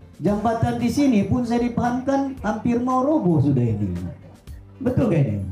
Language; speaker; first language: Malay; non-native, local second language; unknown